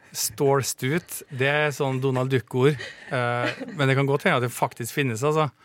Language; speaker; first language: Norwegian; native; Norwegian